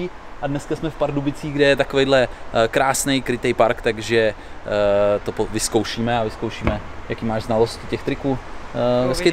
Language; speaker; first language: Czech; native; Czech